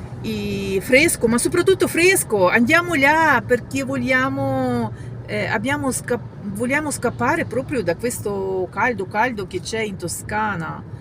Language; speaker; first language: Italian; non-native, fluent; Ukrainian